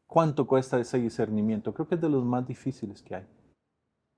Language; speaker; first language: Spanish; native; Spanish